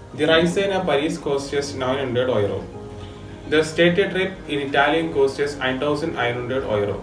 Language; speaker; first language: German; non-native, learner; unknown